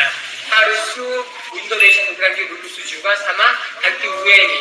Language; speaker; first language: Indonesian; non-native, learner; Korean